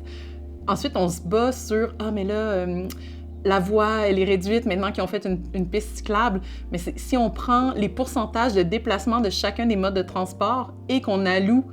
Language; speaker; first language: French; native; French